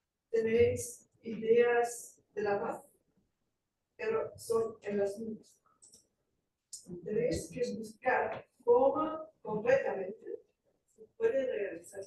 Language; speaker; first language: Spanish; non-native, fluent; German